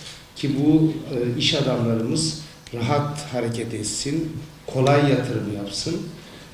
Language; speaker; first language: Turkish; native; Turkish